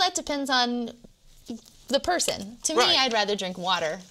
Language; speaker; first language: English; native; English